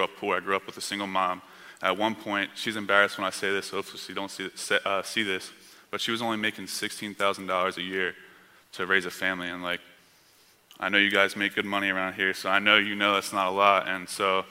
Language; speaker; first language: English; native; English